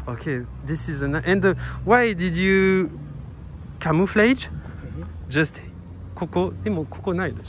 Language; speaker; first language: English; non-native, learner; French